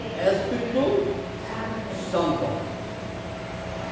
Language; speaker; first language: Spanish; non-native, learner; Korean